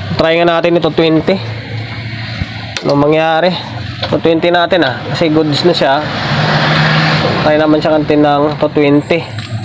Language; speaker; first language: Filipino; native; Filipino